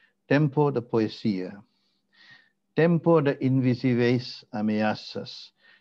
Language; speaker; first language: Portuguese; non-native, fluent; English